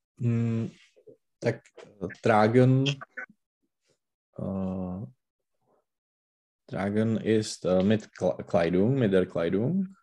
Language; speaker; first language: German; non-native, learner; Czech